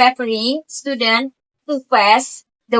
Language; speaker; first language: English; non-native, learner; Indonesian